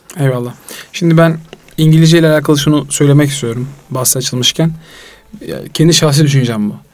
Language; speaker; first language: Turkish; native; Turkish